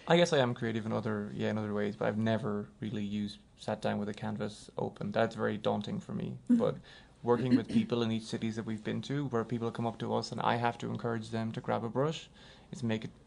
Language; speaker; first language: English; native; English